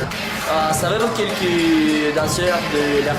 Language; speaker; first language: French; non-native, learner; Russian